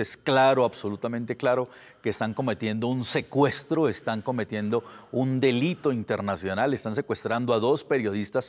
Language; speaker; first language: Spanish; native; Spanish